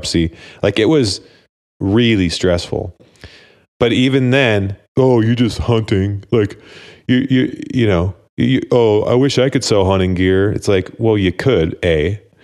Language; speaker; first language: English; native; English